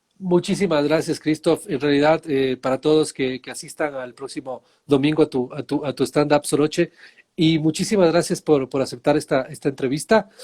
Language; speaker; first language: Spanish; native; Spanish